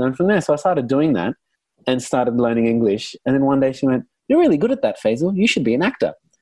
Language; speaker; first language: English; non-native, local second language; Arabic